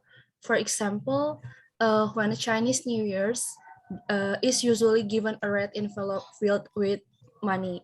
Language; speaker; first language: English; non-native, fluent; Indonesian